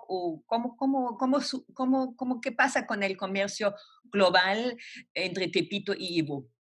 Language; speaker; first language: Spanish; non-native, fluent; German